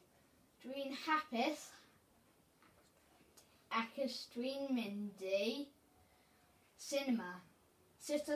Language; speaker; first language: Welsh; non-native, learner; English